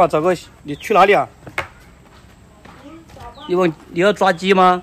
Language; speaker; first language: Chinese; native; Chinese